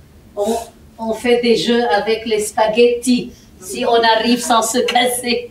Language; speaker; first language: French; non-native, fluent; Arabic